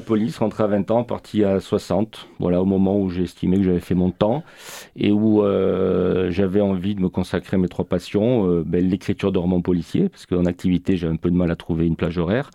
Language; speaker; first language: French; native; French